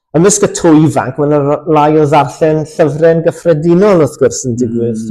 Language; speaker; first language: Welsh; native; Welsh